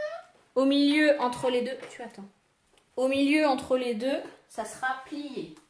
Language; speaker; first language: French; native; French